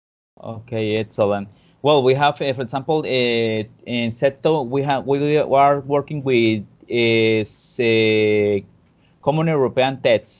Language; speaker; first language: English; non-native, fluent; Spanish